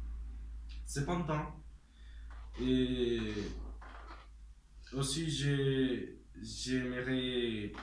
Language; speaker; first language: French; non-native, learner; Spanish